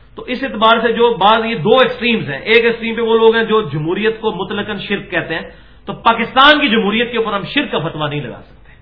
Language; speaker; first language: Urdu; non-native, local second language; Punjabi